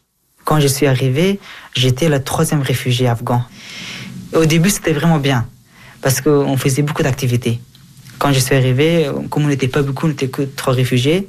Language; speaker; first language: French; early bilingual, other home language; Persian